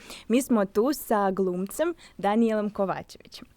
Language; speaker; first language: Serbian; non-native, fluent; Russian